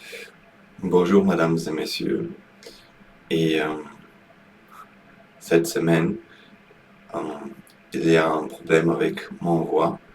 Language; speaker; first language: French; non-native, learner; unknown